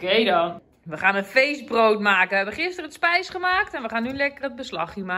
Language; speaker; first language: Dutch; native; Dutch